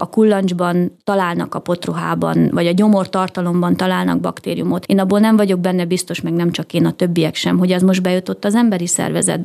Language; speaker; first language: Hungarian; native; Hungarian